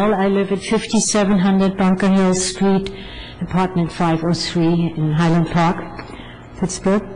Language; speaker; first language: English; non-native, fluent; German